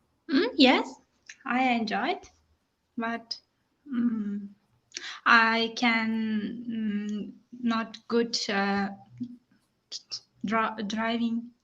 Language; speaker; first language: English; non-native, learner; Uzbek